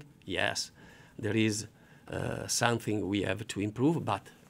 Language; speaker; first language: English; non-native, learner; Italian